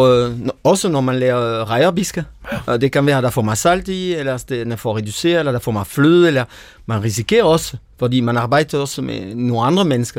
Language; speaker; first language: Danish; non-native, fluent; French